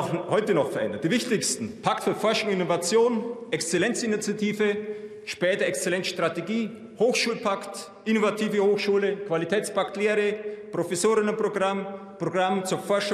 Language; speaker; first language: German; native; German